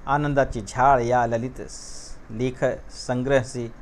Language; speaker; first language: Hindi; non-native, local second language; Marathi